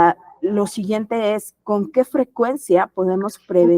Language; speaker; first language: Spanish; native; Spanish